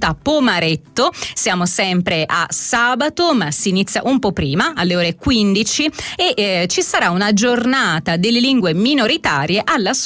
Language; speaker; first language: Italian; native; Italian